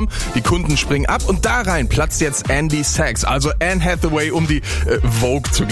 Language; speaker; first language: German; native; German